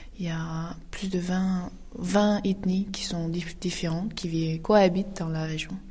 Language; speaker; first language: French; non-native, fluent; Uyghur